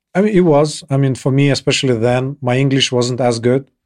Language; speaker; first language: English; non-native, fluent; Kyrgyz